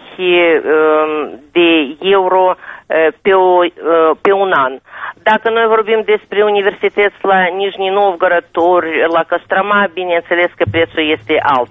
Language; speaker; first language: Romanian; non-native, local second language; Russian